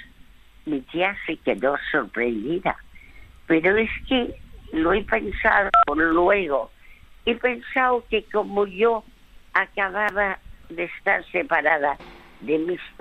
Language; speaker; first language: Spanish; early bilingual, other home language; French